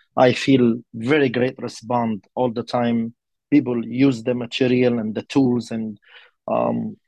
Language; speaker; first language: English; non-native, learner; Arabic